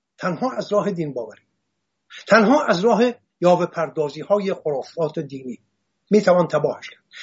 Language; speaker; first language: Persian; non-native, local second language; Assyrian Neo-Aramaic